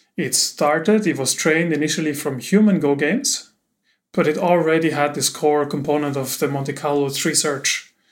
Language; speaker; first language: English; non-native, fluent; German